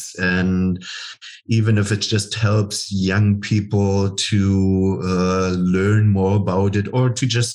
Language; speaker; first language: English; non-native, fluent; German